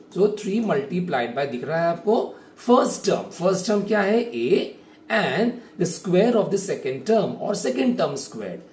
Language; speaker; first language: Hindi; native; Hindi